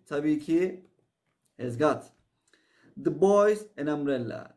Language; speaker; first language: English; non-native, fluent; Turkish